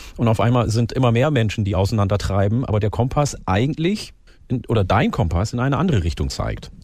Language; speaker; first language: German; early bilingual, other home language; Oromo